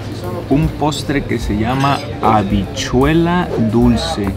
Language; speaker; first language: Spanish; native; Spanish